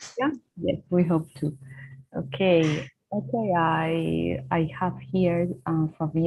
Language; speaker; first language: English; non-native, fluent; Spanish